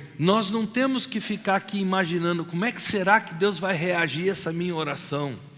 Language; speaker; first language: Portuguese; native; Portuguese